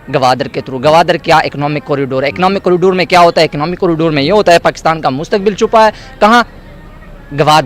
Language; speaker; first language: Hindi; non-native, local second language; Pashto